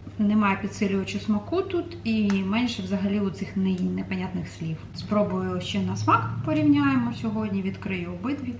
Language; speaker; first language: Ukrainian; non-native, local second language; Russian